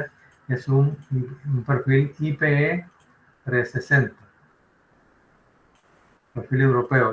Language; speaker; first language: Spanish; native; Spanish